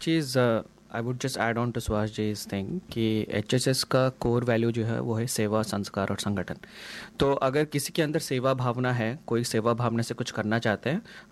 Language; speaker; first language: Hindi; non-native, local second language; Odia